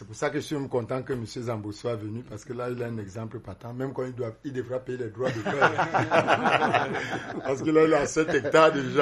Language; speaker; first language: French; non-native, local second language; Basaa